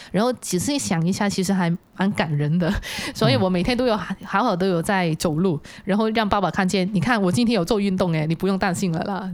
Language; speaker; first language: Chinese; non-native, local second language; Cantonese